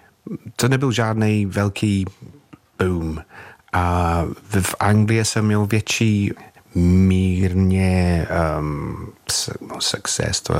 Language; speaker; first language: Czech; non-native, fluent; English